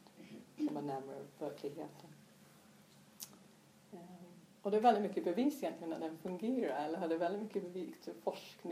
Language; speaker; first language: Swedish; non-native, fluent; English